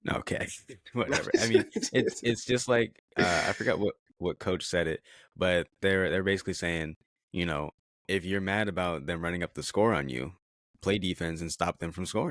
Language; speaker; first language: English; native; English